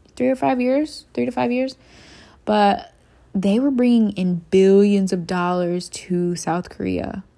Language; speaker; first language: English; native; English